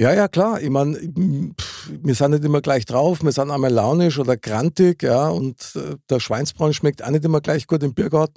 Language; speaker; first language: German; native; German